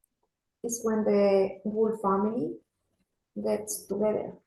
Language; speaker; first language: English; non-native, learner; Spanish